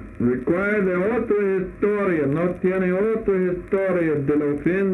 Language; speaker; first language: Spanish; non-native, learner; English